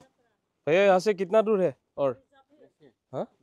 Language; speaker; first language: Hindi; non-native, local second language; Assamese